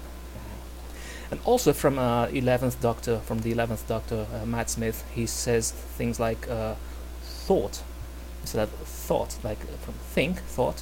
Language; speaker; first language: English; non-native, fluent; Portuguese